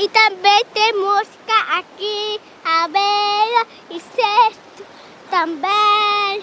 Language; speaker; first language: Portuguese; early bilingual, heritage; Portuguese